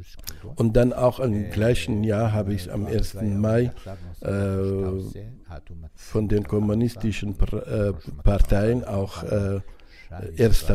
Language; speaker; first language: German; non-native, fluent; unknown